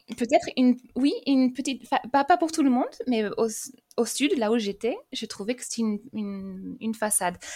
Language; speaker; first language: French; early bilingual, other home language; English